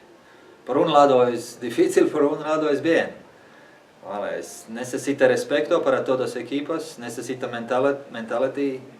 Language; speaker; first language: Spanish; non-native, learner; Latvian